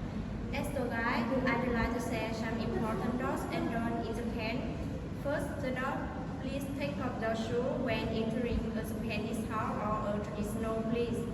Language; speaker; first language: English; non-native, learner; Vietnamese